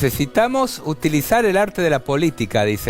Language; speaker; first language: Spanish; native; Spanish